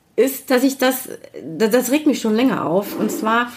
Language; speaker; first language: German; native; German